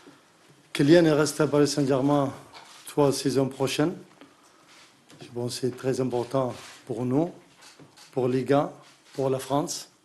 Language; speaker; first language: French; non-native, learner; Arabic